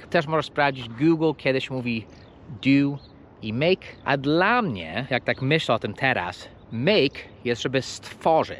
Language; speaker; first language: Polish; non-native, fluent; English